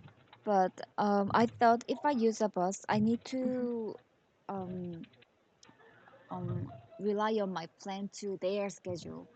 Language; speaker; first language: English; non-native, learner; Korean